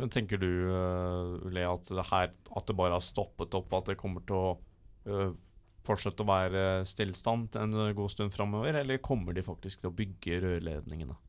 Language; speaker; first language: Norwegian; native; Norwegian